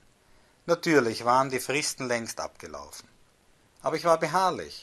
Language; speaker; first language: German; native; German